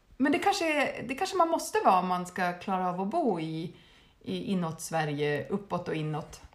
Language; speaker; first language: Swedish; native; Swedish